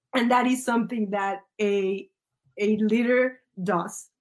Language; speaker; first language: English; early bilingual, other home language; Spanish